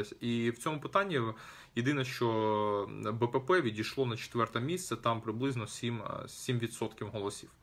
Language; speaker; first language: Ukrainian; non-native, local second language; Russian